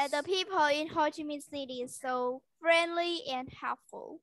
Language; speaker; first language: English; non-native, learner; Vietnamese